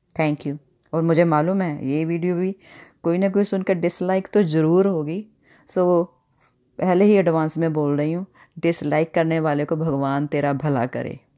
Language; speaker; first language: Hindi; non-native, local second language; Punjabi